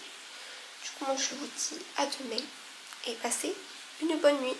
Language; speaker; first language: French; native; French